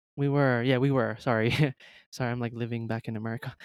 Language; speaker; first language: English; early bilingual, other home language; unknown